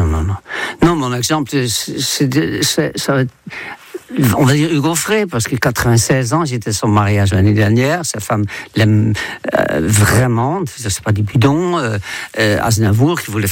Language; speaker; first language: French; non-native, fluent; Dutch